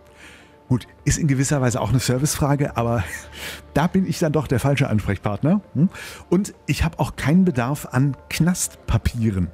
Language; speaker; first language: German; native; German